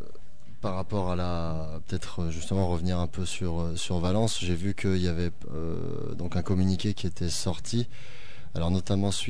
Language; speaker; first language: French; native; French